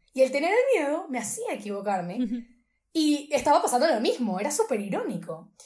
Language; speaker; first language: Spanish; native; Spanish